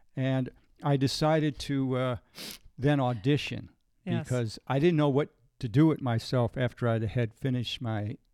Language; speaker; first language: English; native; English